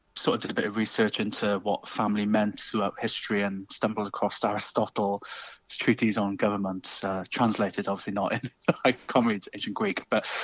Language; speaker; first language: English; native; English